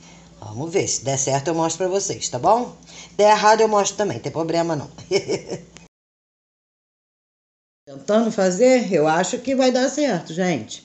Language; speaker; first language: Portuguese; native; Portuguese